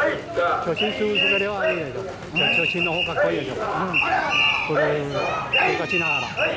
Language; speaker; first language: Japanese; native; Japanese